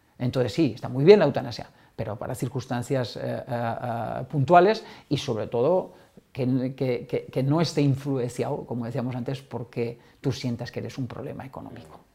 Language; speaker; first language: Spanish; native; Spanish